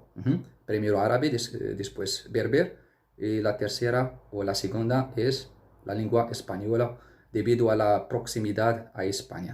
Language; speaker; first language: Spanish; non-native, fluent; Arabic